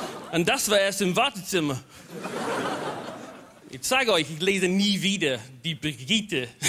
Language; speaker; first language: German; non-native, fluent; English